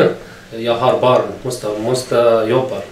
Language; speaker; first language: Swedish; non-native, learner; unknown